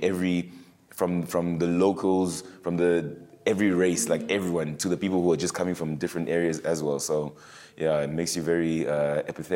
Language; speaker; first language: English; early bilingual, other home language; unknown